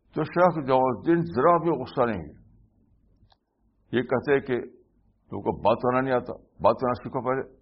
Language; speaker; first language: Urdu; native; Urdu